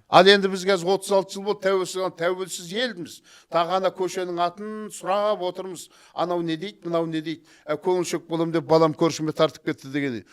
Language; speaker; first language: Kazakh; native; Kazakh